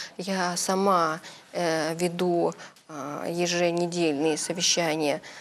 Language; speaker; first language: Russian; early bilingual, heritage; Russian